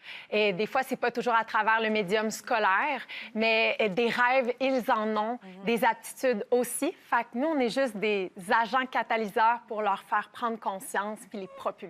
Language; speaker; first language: French; native; French